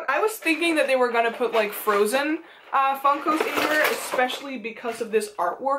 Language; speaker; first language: English; non-native, fluent; Dutch